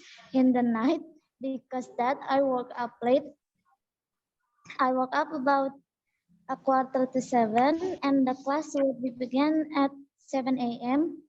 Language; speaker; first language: English; non-native, learner; Indonesian